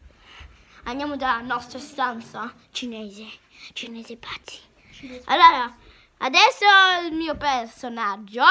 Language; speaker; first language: Italian; early bilingual, heritage; Italian